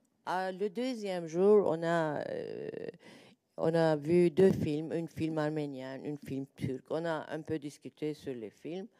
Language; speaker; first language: French; non-native, learner; Turkish